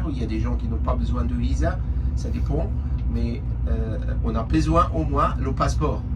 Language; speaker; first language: French; non-native, fluent; Arabic